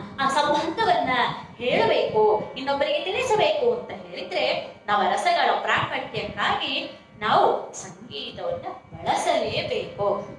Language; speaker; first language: Kannada; native; Kannada